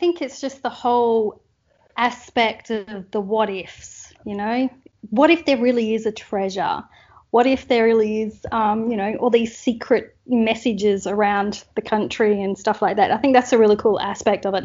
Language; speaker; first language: English; native; English